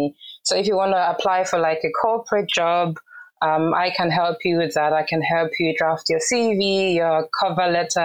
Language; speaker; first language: English; non-native, fluent; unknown